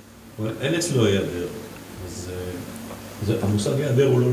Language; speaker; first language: Hebrew; native; Hebrew